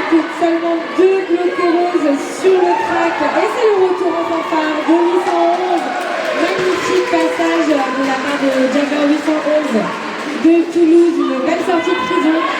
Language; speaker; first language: French; native; French